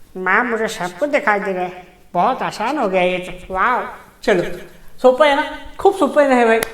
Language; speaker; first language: Hindi; non-native, local second language; Marathi